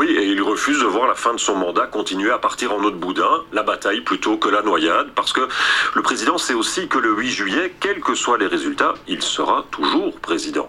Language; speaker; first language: French; native; French